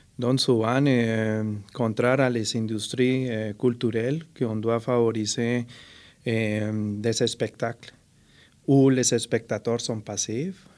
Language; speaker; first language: French; non-native, fluent; Spanish